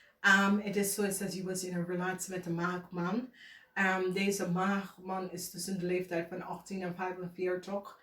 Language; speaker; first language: Dutch; non-native, learner; English